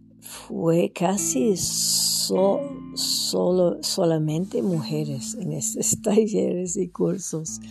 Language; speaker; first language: Spanish; non-native, fluent; French